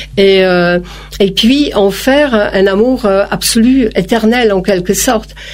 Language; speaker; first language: French; non-native, fluent; Polish